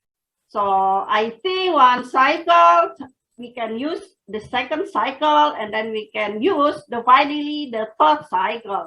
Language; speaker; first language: English; non-native, fluent; Indonesian